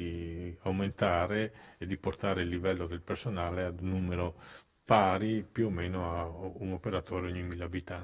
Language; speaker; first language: Italian; native; Italian